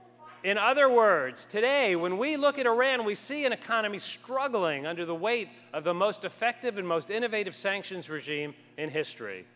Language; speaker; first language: English; native; English